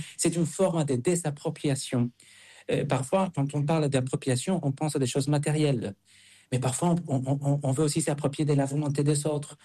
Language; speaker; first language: French; non-native, fluent; Spanish